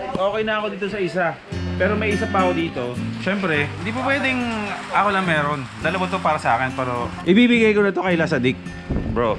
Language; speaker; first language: Filipino; native; Filipino